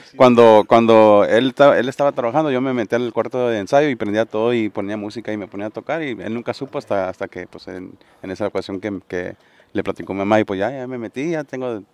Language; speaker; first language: Spanish; native; Spanish